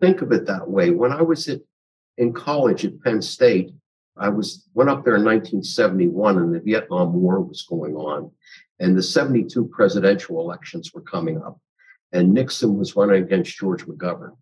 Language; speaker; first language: English; native; English